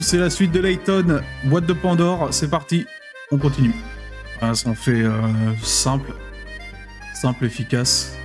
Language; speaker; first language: French; native; French